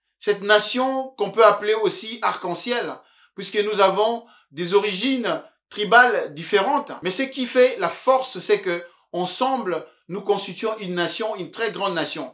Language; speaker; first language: French; non-native, local second language; Luba-Lulua